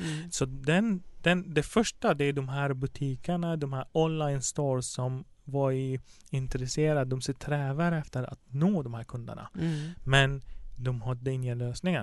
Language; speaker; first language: Swedish; non-native, fluent; Arabic